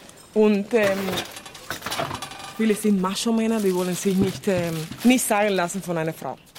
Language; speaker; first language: German; non-native, fluent; Spanish